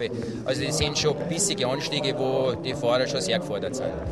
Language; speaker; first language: German; native; German